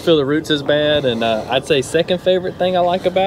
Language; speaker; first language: English; native; English